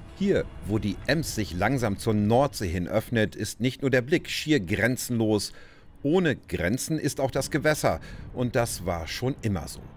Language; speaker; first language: German; native; German